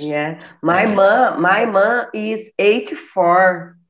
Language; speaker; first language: English; non-native, learner; Portuguese